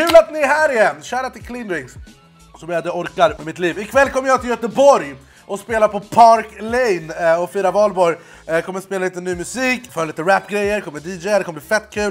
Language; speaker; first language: Swedish; native; Swedish